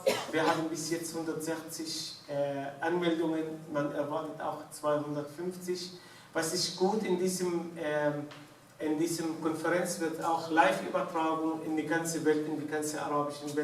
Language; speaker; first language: German; non-native, fluent; Arabic